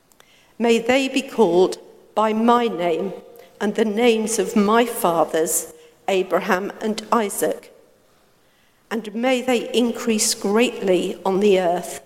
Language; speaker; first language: English; native; English